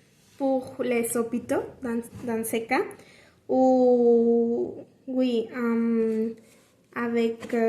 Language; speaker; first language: French; non-native, learner; Spanish